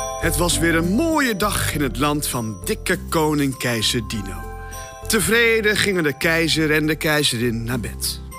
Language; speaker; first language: Dutch; native; Dutch